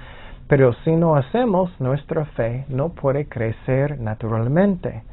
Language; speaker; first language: Spanish; non-native, fluent; English